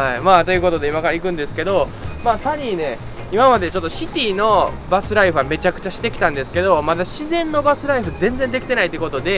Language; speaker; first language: Japanese; native; Japanese